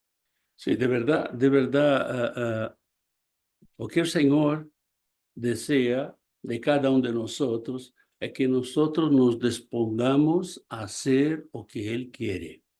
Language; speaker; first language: Spanish; non-native, fluent; Portuguese